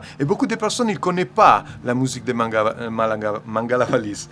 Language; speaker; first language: French; non-native, learner; Italian